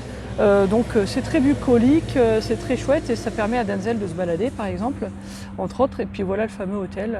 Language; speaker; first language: French; native; French